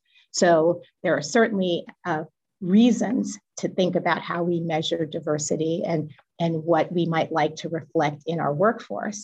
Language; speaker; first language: English; native; English